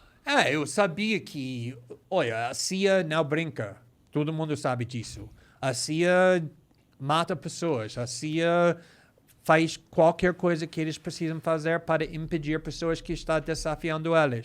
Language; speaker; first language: Portuguese; non-native, fluent; English